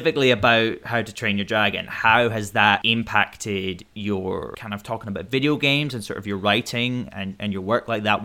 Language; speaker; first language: English; native; English